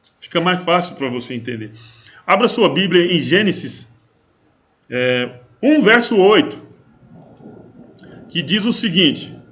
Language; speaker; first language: Portuguese; native; Portuguese